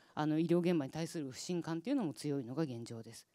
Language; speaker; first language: Japanese; native; Japanese